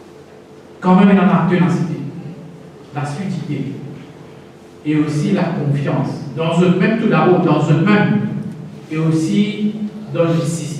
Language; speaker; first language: French; non-native, local second language; Morisyen